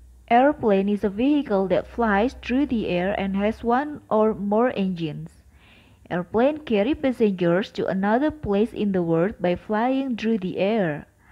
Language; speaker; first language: English; non-native, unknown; Indonesian